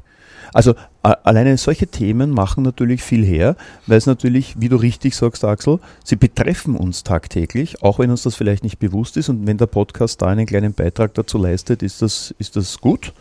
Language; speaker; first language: German; native; German